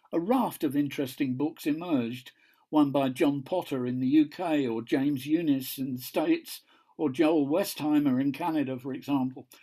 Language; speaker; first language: English; native; English